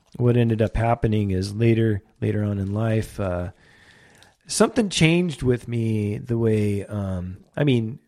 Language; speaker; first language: English; native; English